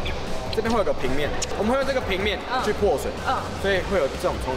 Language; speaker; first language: Chinese; native; Chinese